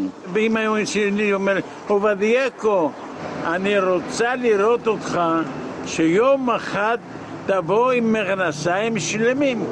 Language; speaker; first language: Hebrew; non-native, fluent; Ladino